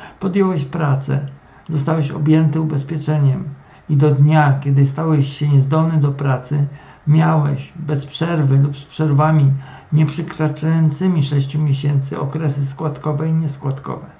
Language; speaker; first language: Polish; native; Polish